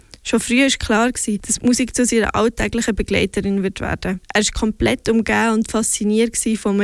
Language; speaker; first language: German; native; German